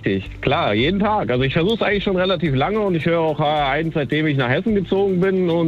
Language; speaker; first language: German; native; German